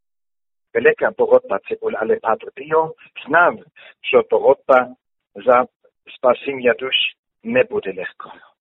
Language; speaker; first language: Ukrainian; non-native, learner; German